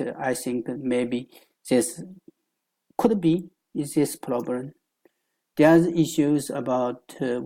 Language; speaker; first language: English; non-native, learner; Chinese